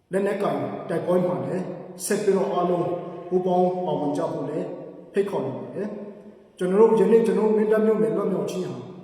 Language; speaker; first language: Burmese; non-native, local second language; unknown